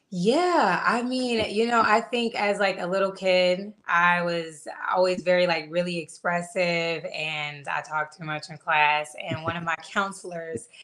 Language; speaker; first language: English; native; English